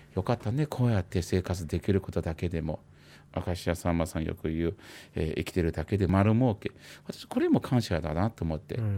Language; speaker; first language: Japanese; non-native, fluent; Chinese